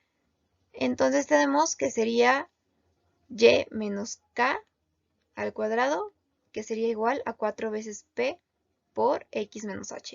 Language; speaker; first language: Spanish; native; Spanish